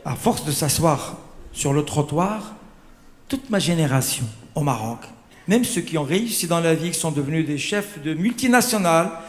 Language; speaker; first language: French; non-native, local second language; Arabic